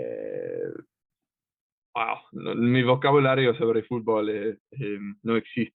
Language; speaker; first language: Spanish; non-native, fluent; English